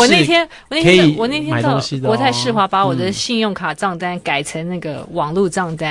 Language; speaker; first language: Chinese; native; Chinese